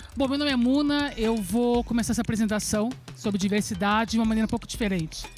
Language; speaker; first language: Portuguese; early bilingual, other home language; Serbian